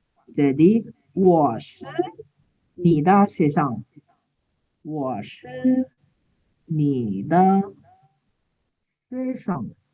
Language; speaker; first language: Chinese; non-native, learner; Indonesian